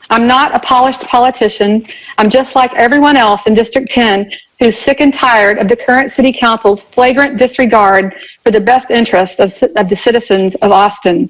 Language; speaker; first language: English; native; English